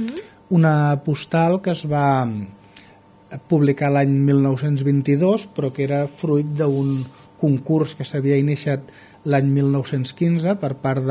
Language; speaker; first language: Catalan; native; Catalan